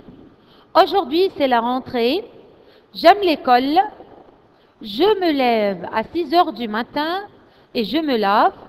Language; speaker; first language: French; non-native, fluent; Arabic